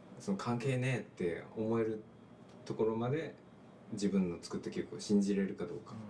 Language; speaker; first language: Japanese; early bilingual, heritage; Japanese